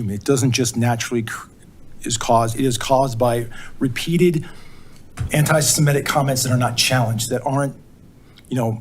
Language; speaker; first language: English; native; English